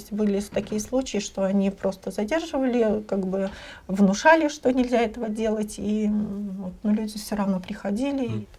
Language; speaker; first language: Russian; native; Russian